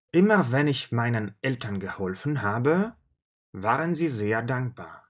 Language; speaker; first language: German; non-native, fluent; Russian